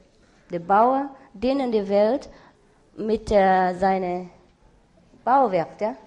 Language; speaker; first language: German; non-native, learner; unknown